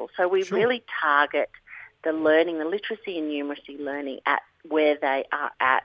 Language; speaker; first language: English; native; English